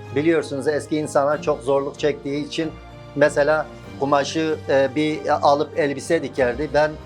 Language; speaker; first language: Turkish; native; Turkish